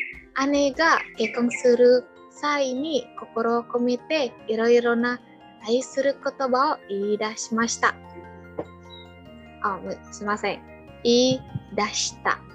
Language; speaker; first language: Japanese; non-native, learner; Indonesian